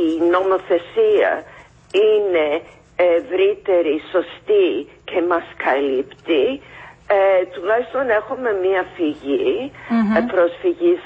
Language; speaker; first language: Greek; non-native, fluent; English